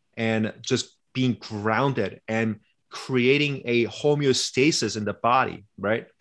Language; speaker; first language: English; early bilingual, other home language; Korean